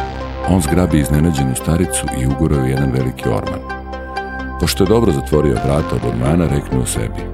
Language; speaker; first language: Serbian; native; Serbian